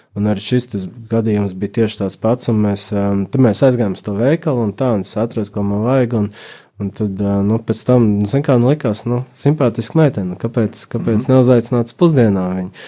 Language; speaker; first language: Latvian; native; Latvian